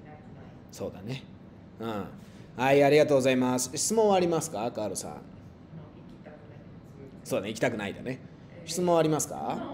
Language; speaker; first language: Japanese; non-native, fluent; Spanish